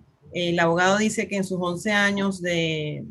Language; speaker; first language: Spanish; native; Spanish